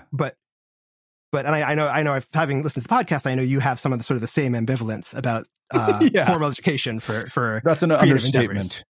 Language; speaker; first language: English; native; English